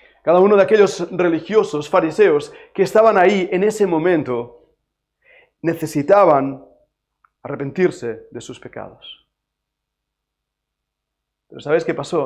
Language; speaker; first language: Spanish; native; Spanish